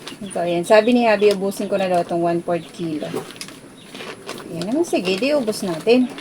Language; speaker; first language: Filipino; non-native, local second language; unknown